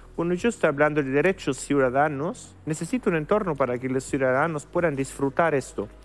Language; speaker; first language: Spanish; non-native, fluent; German